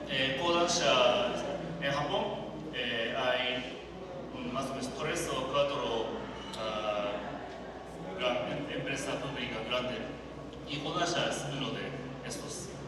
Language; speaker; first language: Spanish; non-native, learner; Japanese